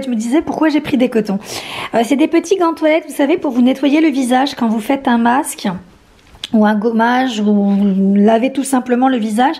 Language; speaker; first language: French; native; French